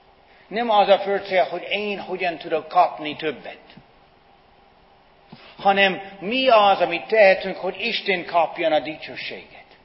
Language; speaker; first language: Hungarian; non-native, fluent; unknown